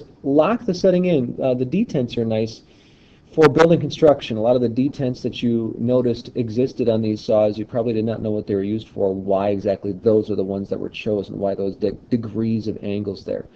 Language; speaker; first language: English; native; English